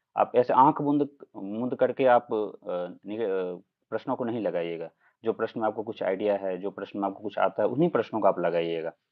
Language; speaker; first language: Hindi; non-native, local second language; Maithili